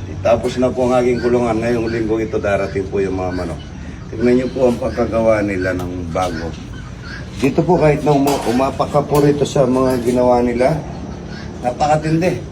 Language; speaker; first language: Filipino; non-native, local second language; Pampanga